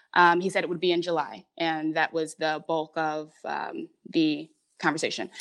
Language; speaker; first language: English; native; English